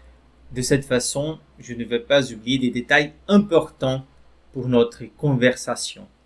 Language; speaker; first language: French; non-native, fluent; Portuguese